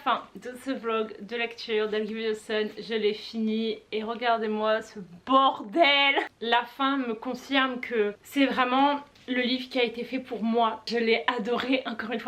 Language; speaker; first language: French; native; French